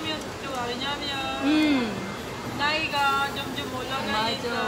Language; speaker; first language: Korean; non-native, learner; Filipino